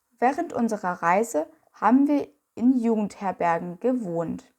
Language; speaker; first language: German; non-native, fluent; Ukrainian